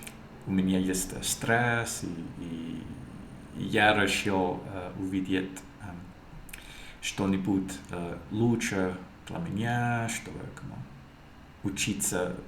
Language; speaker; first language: Russian; non-native, learner; English